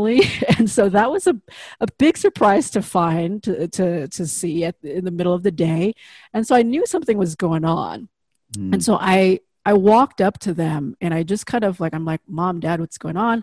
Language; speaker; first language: English; non-native, fluent; Indonesian